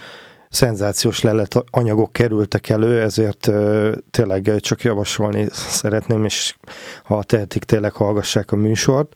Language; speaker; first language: Hungarian; native; Hungarian